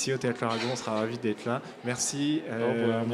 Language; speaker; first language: French; native; French